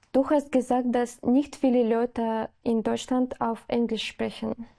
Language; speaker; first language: German; non-native, learner; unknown